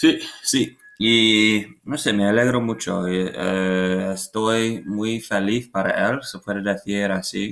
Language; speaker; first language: Spanish; non-native, learner; English